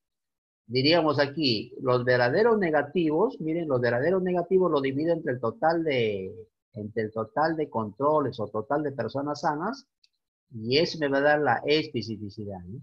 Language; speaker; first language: Spanish; native; Spanish